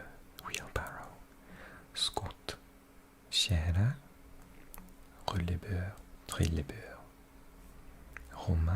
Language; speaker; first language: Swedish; non-native, learner; English